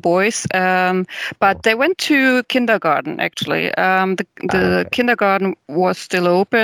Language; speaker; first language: English; non-native, fluent; German